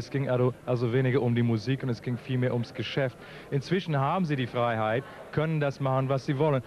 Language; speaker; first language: German; native; German